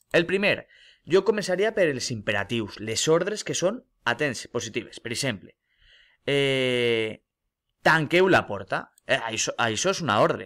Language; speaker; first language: Catalan; non-native, local second language; Spanish